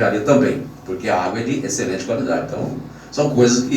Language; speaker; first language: Portuguese; native; Portuguese